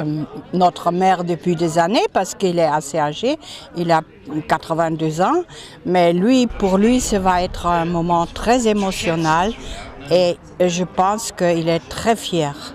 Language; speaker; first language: French; non-native, fluent; German